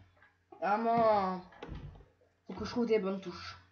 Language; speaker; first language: French; native; French